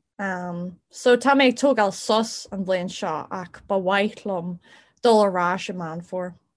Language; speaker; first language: Irish; non-native, local second language; English